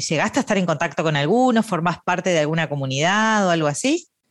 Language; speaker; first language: Spanish; native; Spanish